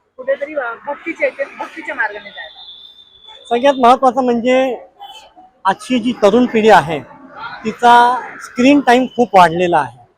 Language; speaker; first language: Marathi; non-native, local second language; Gujarati